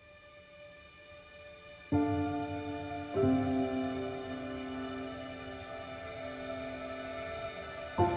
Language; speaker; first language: English; native; English